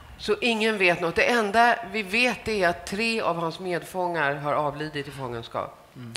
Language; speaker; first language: Swedish; native; Swedish